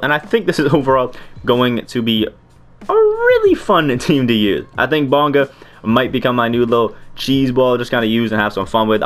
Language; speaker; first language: English; native; English